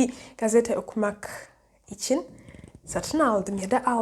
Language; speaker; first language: Turkish; non-native, fluent; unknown